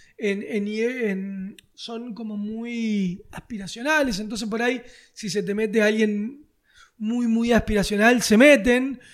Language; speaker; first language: Spanish; native; Spanish